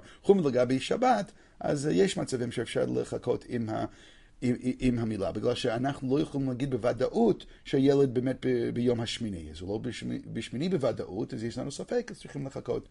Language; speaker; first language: Hebrew; non-native, fluent; English